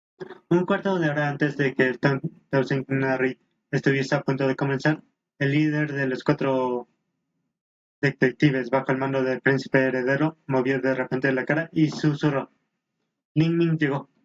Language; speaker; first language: Spanish; native; Spanish